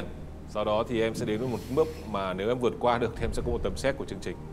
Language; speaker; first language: Vietnamese; native; Vietnamese